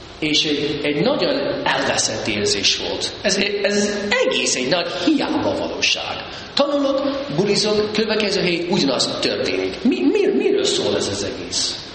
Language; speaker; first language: Hungarian; early bilingual, heritage; Hungarian